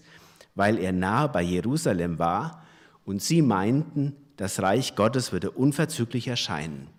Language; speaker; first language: German; native; German